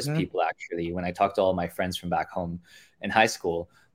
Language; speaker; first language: English; non-native, local second language; Filipino